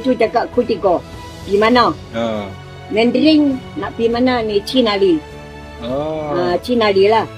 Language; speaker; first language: Malay; non-native, local second language; Min Nan Chinese